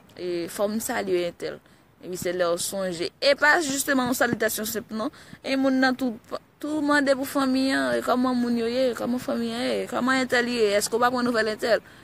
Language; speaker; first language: Haitian Creole; early bilingual, heritage; Haitian Creole